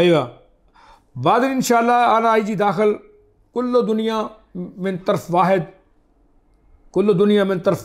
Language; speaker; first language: Arabic; non-native, learner; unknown